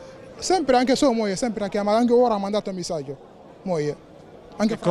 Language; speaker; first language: Italian; non-native, learner; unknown